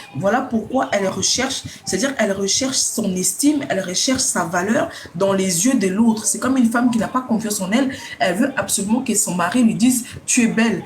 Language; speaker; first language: French; non-native, local second language; Lingala